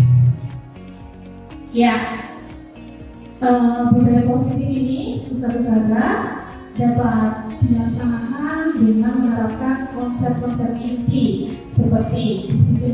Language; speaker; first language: Indonesian; native; Indonesian